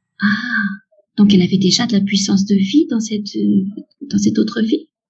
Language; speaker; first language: French; native; French